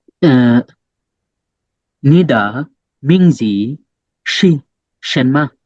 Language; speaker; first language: Chinese; non-native, learner; Bangla